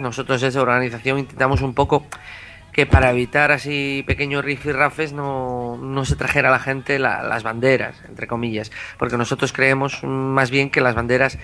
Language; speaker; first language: Spanish; native; Spanish